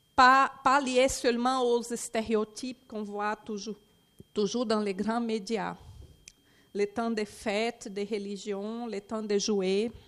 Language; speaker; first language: French; non-native, fluent; Portuguese